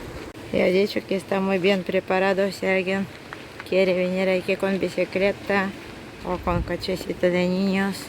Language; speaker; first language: Spanish; non-native, fluent; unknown